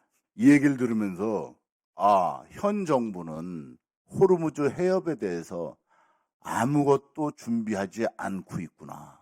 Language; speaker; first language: Korean; native; Korean